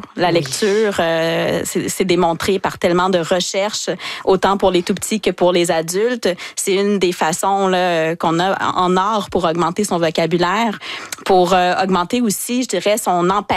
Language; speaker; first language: French; native; French